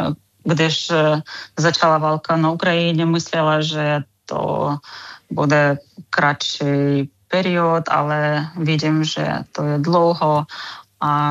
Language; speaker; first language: Czech; non-native, learner; Ukrainian